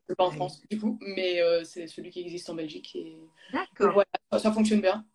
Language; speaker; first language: French; native; French